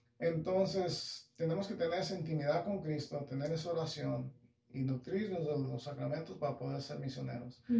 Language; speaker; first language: Spanish; early bilingual, heritage; English